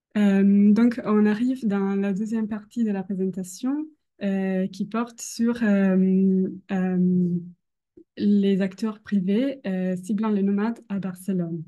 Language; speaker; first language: French; non-native, fluent; Italian